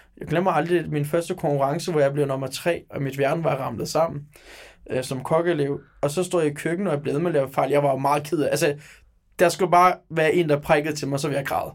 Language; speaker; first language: Danish; early bilingual, other home language; Turkish